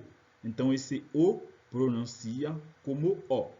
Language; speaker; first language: Portuguese; non-native, fluent; French